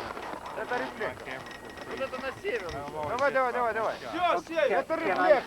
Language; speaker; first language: Russian; native; Russian